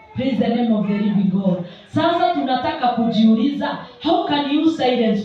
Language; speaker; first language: English; non-native, local second language; Swahili